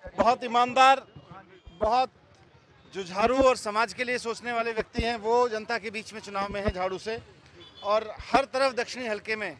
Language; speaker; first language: Hindi; native; Hindi